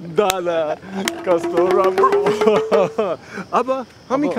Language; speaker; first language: Nepali; non-native, learner; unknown